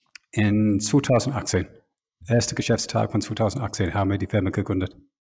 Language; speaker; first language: German; non-native, fluent; English